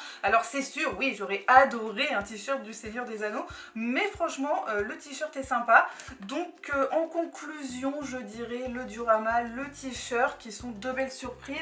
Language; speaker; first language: French; native; French